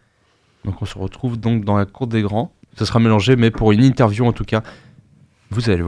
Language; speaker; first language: French; native; French